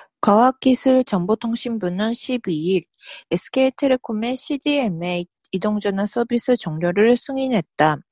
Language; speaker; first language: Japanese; early bilingual, other home language; Korean